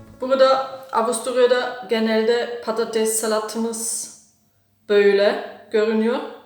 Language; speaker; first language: Turkish; non-native, fluent; German